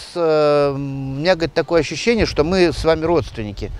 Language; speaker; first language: Russian; native; Russian